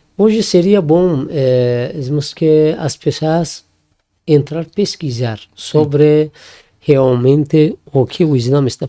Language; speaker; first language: Portuguese; non-native, learner; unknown